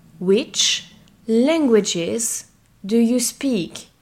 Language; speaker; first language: English; non-native, fluent; French